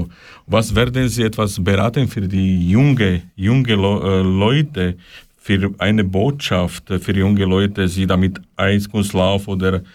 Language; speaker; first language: German; non-native, learner; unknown